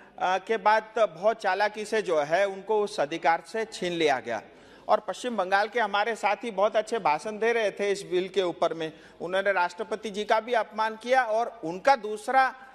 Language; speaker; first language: Hindi; non-native, local second language; Nepali